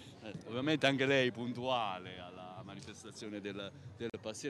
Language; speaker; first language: Italian; native; Italian